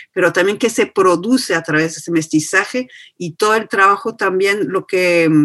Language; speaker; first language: Spanish; non-native, fluent; French